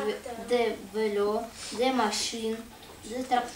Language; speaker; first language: French; non-native, learner; Russian